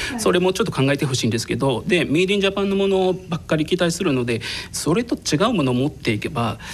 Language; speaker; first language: Japanese; non-native, fluent; Arabic